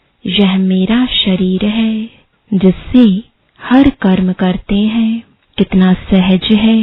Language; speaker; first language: Hindi; native; Hindi